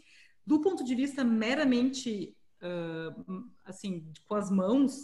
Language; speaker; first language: Portuguese; native; Portuguese